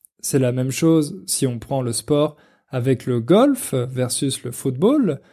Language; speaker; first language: French; native; French